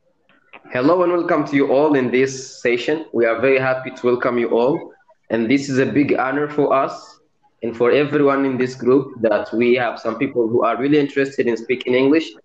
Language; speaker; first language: English; non-native, fluent; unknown